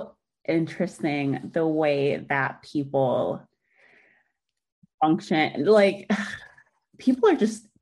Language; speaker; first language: English; native; English